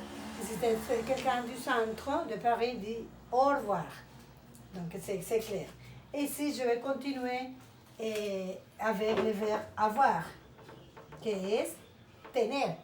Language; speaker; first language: French; non-native, fluent; Spanish